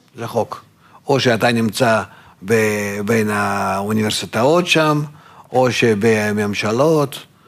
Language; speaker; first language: Hebrew; non-native, fluent; Russian